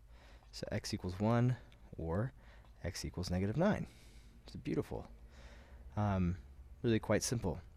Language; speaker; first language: English; native; English